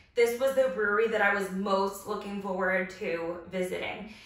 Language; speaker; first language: English; native; English